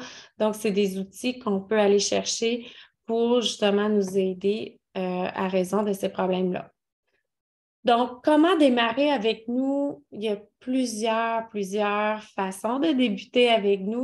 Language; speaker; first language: French; native; French